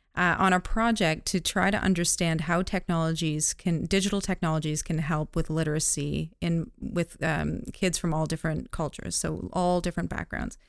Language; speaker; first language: English; native; English